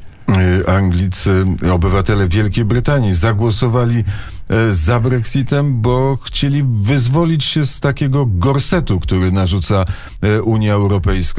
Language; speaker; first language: Polish; native; Polish